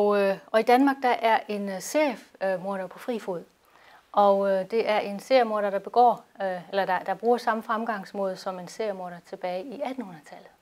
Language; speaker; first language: Danish; native; Danish